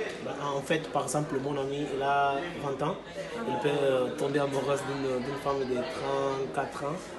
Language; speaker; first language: French; non-native, learner; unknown